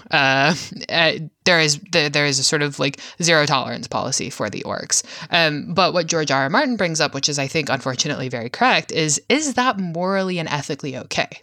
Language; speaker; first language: English; native; English